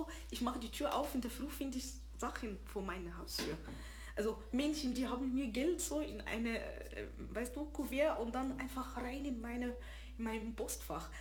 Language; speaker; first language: German; early bilingual, other home language; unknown